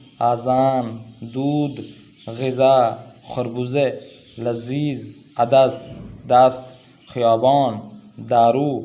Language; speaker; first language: Persian; non-native, learner; Urdu